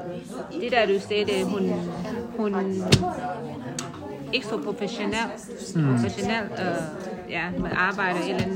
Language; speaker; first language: Danish; non-native, learner; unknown